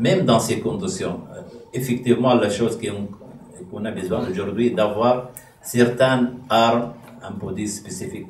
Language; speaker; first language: French; non-native, fluent; Arabic